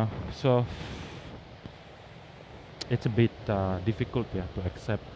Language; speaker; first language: English; non-native, learner; Indonesian